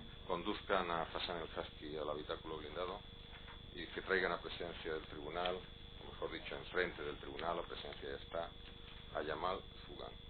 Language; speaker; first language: Spanish; native; Spanish